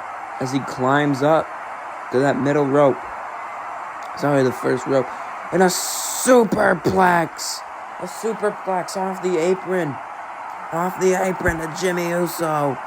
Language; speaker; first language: English; native; English